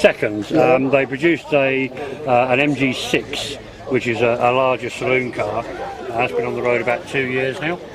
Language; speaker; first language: English; native; English